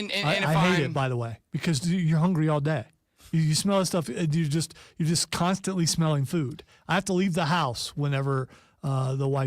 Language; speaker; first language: English; native; English